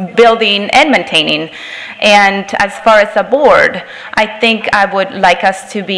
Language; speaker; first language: English; non-native, fluent; Spanish